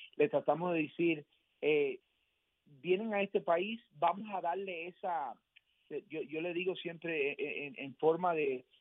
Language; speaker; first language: Spanish; early bilingual, heritage; Spanish